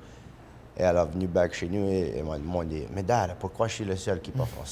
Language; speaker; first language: French; native; French